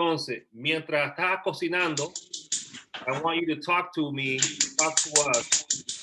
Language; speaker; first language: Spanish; early bilingual, heritage; Spanish